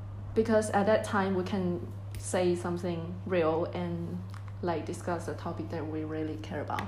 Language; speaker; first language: English; non-native, fluent; Chinese